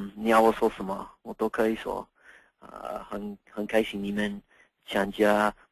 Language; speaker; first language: Chinese; non-native, fluent; English